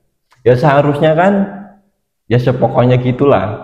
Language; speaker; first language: Indonesian; native; Indonesian